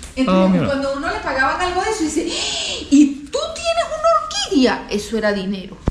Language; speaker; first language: Spanish; native; Spanish